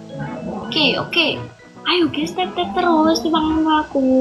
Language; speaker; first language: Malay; non-native, learner; Vietnamese